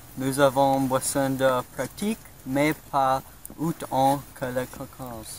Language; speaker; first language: French; non-native, learner; English